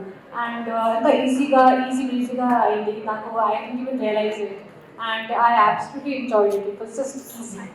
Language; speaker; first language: Telugu; non-native, local second language; Hindi